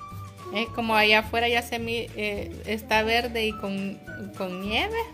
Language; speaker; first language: Spanish; native; Spanish